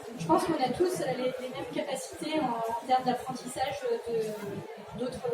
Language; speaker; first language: French; native; French